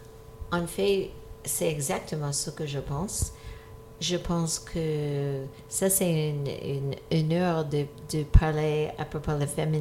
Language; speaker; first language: French; non-native, fluent; English